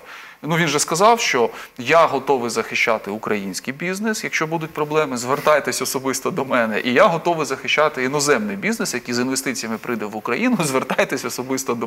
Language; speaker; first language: Ukrainian; native; Ukrainian